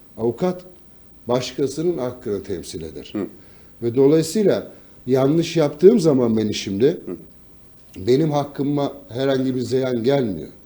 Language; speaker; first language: Turkish; native; Turkish